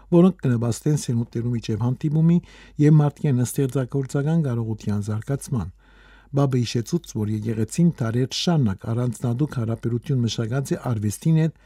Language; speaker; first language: Armenian; early bilingual, heritage; Armenian